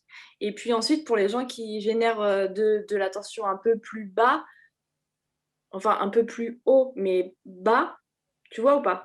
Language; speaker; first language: French; native; French